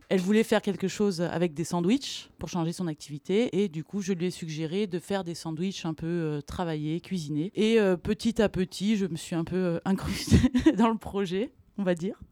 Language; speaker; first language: French; native; French